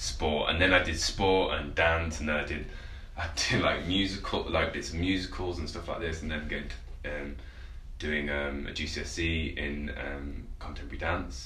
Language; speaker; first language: English; native; English